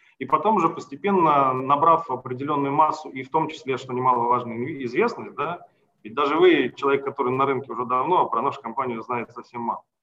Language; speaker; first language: Russian; native; Russian